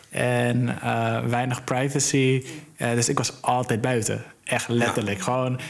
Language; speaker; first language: Dutch; early bilingual, other home language; Somali